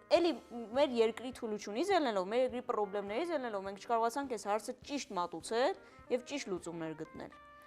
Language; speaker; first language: Armenian; early bilingual, heritage; Armenian